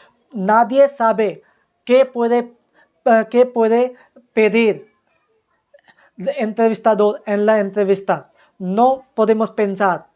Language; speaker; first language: Spanish; non-native, fluent; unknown